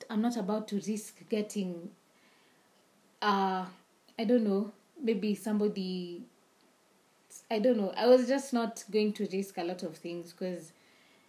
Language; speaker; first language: English; non-native, local second language; Swahili